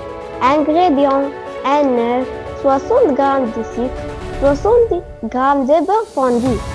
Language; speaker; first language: French; non-native, learner; Arabic